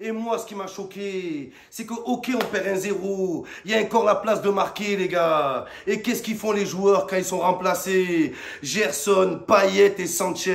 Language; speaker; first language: French; native; French